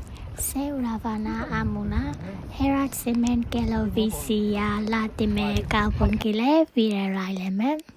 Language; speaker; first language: Finnish; non-native, learner; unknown